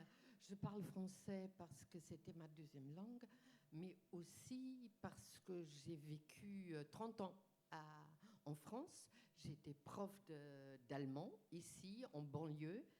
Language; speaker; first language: French; non-native, fluent; German